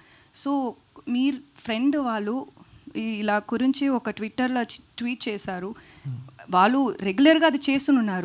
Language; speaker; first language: Telugu; non-native, learner; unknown